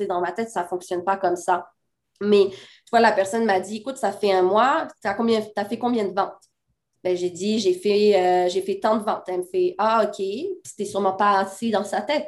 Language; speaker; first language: French; native; French